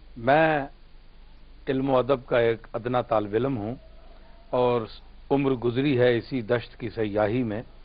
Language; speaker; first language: Urdu; non-native, local second language; Punjabi